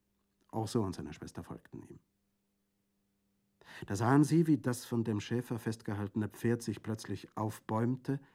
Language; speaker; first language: German; native; German